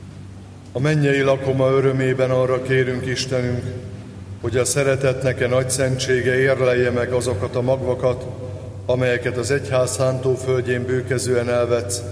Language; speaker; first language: Hungarian; native; Hungarian